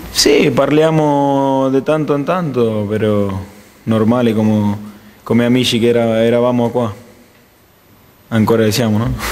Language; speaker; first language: Italian; non-native, fluent; Spanish